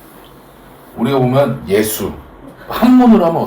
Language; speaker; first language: Korean; native; Korean